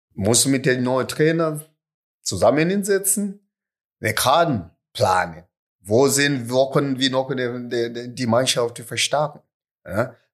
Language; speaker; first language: German; non-native, fluent; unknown